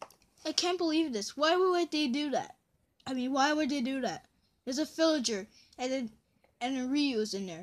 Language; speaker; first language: English; native; English